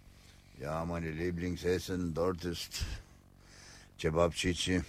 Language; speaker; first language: German; non-native, fluent; Albanian